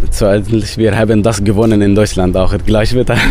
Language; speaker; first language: German; non-native, learner; Arabic